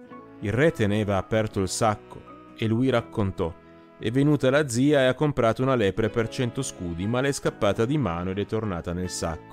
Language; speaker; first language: Italian; native; Italian